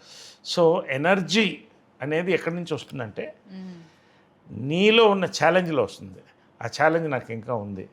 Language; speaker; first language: Telugu; native; Telugu